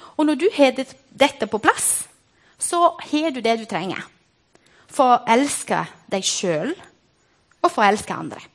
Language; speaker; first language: Norwegian; non-native, fluent; Portuguese